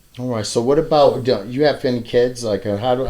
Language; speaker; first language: English; native; English